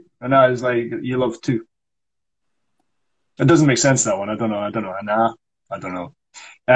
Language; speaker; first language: English; non-native, local second language; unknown